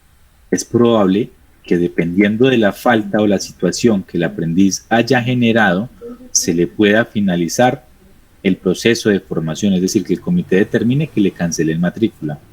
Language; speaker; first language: Spanish; native; Spanish